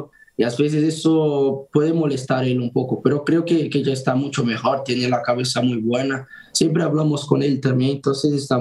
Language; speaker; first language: Spanish; non-native, fluent; Portuguese